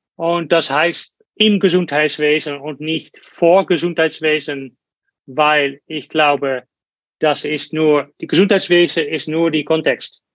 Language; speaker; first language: German; non-native, learner; Dutch